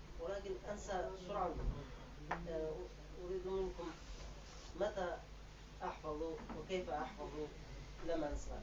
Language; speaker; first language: Arabic; non-native, learner; Turkish